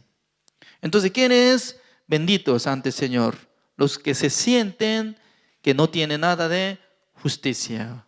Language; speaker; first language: Spanish; non-native, fluent; Korean